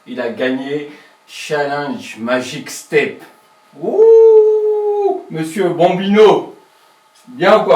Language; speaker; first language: French; native; French